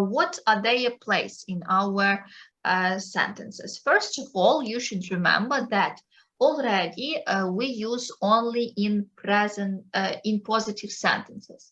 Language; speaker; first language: English; non-native, fluent; Ukrainian